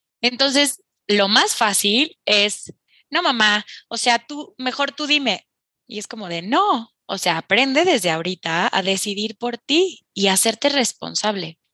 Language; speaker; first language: Spanish; native; Spanish